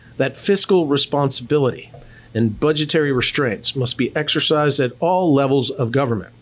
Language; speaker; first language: English; native; English